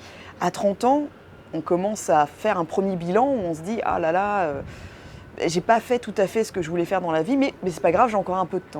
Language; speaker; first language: French; native; French